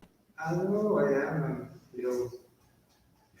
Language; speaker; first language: English; non-native, learner; Portuguese